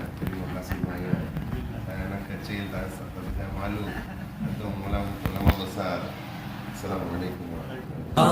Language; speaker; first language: Indonesian; non-native, learner; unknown